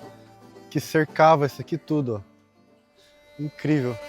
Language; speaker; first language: Portuguese; native; Portuguese